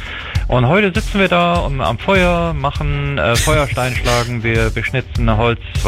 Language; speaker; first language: German; native; German